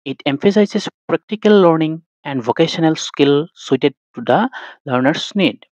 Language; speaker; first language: English; non-native, local second language; Assamese